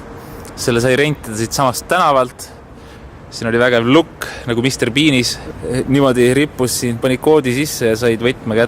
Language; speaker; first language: Estonian; native; Estonian